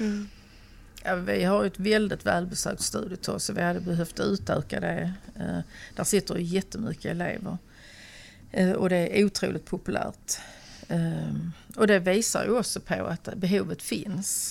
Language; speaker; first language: Swedish; native; Swedish